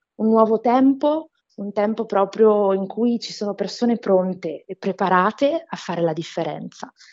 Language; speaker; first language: Italian; non-native, fluent; Portuguese